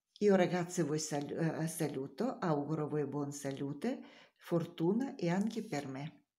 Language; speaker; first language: Italian; non-native, learner; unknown